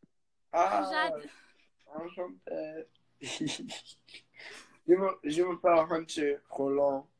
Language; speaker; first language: French; non-native, learner; English